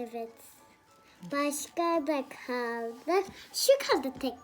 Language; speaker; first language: Turkish; early bilingual, heritage; Turkish